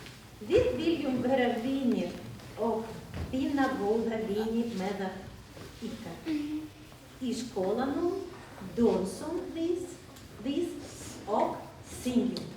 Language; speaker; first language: Icelandic; non-native, learner; Ukrainian